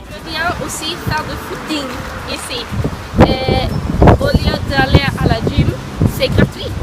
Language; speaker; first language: French; non-native, learner; Swedish